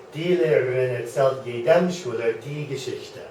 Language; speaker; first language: German; non-native, fluent; English